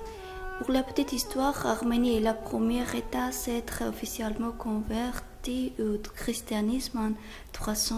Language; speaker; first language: French; non-native, fluent; Armenian